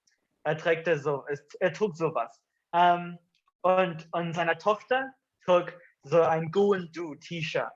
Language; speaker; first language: German; non-native, fluent; English